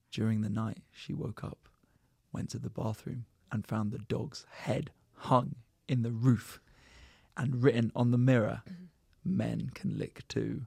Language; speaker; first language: English; native; English